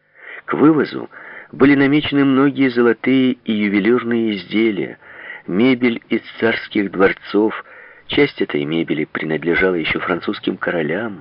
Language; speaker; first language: Russian; native; Russian